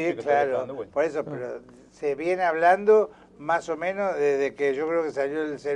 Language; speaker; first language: Spanish; native; Spanish